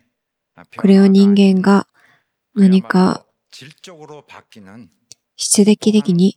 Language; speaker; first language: Japanese; non-native, fluent; Korean